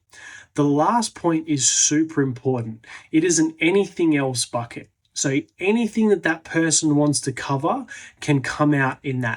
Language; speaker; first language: English; native; English